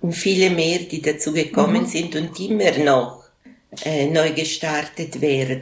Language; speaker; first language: German; non-native, local second language; Italian